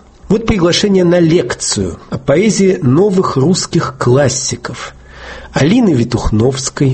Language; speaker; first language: Russian; native; Russian